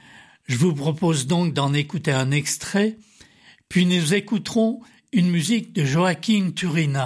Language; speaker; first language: French; native; French